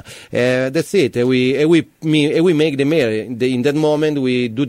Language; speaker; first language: English; non-native, learner; Italian